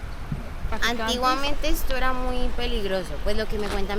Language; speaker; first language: Spanish; native; Spanish